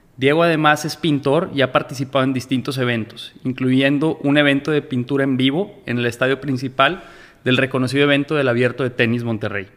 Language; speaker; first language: Spanish; native; Spanish